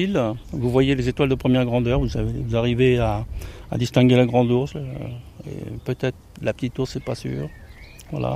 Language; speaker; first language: French; native; French